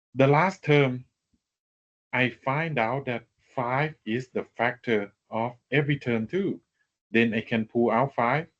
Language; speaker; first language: English; non-native, fluent; Thai